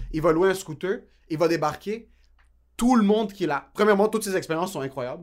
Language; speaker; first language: French; early bilingual, other home language; Arabic